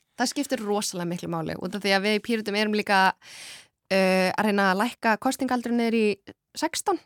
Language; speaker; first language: Icelandic; early bilingual, other home language; Kurdish